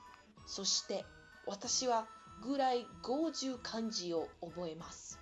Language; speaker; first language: Japanese; non-native, learner; Portuguese